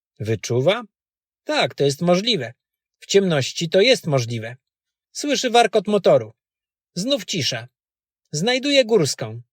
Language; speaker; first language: Polish; native; Polish